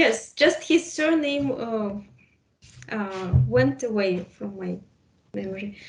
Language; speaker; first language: English; non-native, fluent; Russian